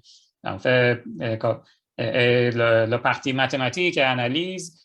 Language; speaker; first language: French; non-native, fluent; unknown